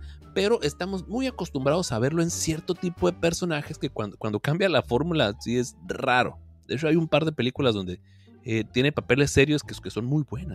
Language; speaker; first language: Spanish; native; Spanish